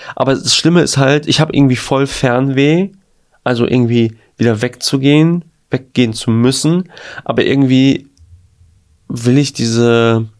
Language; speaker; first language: German; early bilingual, other home language; Albanian